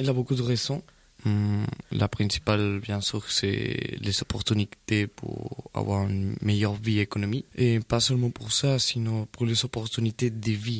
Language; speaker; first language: French; non-native, fluent; Spanish